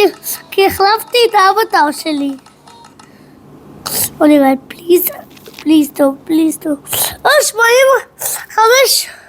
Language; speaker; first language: Hebrew; early bilingual, heritage; Hebrew